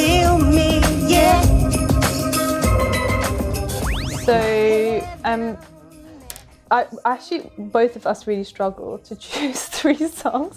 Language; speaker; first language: English; non-native, local second language; Hindi